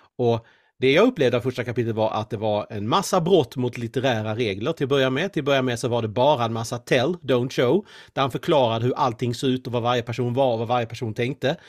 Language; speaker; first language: Swedish; native; Swedish